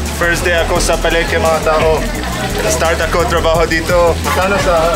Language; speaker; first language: Filipino; non-native, learner; Arabic